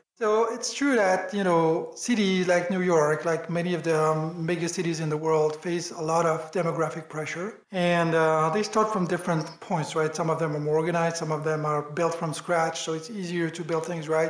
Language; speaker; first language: English; non-native, fluent; French